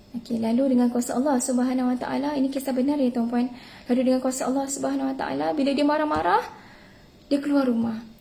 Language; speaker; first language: Malay; native; Malay